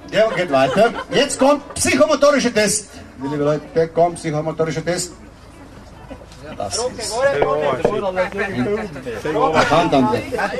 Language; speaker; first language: German; non-native, learner; Slovenian